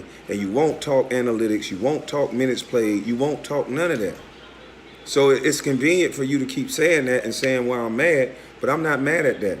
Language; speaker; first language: English; native; English